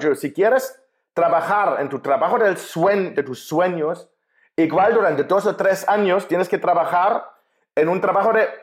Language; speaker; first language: Spanish; non-native, fluent; German